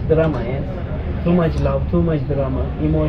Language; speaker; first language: English; non-native, learner; Turkish